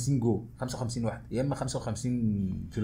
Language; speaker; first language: Arabic; native; Arabic